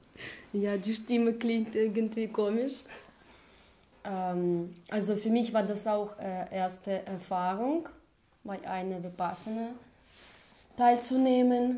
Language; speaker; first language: German; non-native, fluent; Russian